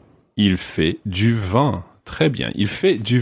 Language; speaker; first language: French; non-native, fluent; English